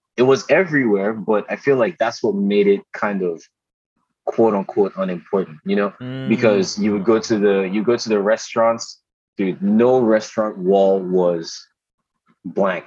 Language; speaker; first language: English; non-native, local second language; Igbo